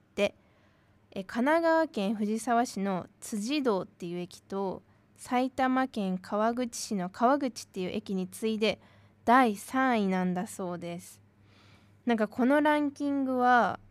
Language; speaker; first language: Japanese; native; Japanese